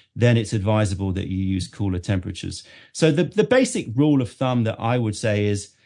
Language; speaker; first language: English; native; English